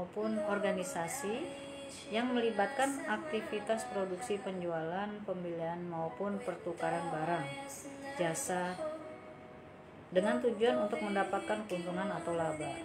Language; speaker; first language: Indonesian; native; Indonesian